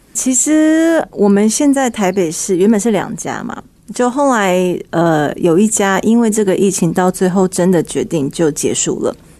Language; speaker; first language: Chinese; early bilingual, heritage; Chinese